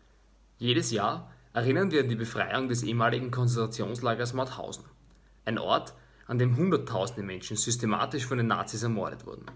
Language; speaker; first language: German; native; German